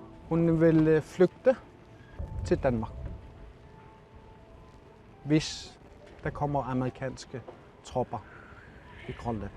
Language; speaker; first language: Danish; non-native, local second language; Kalaallisut